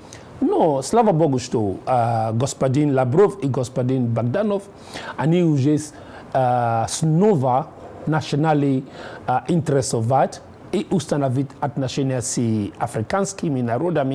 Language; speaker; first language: Russian; non-native, learner; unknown